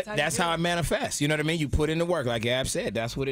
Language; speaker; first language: English; native; English